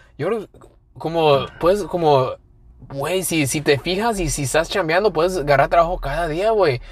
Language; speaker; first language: Spanish; early bilingual, other home language; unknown